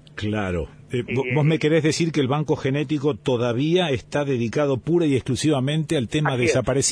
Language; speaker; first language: Spanish; native; Spanish